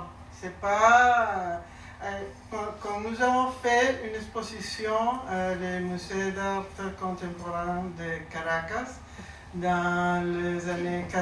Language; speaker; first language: French; non-native, learner; Spanish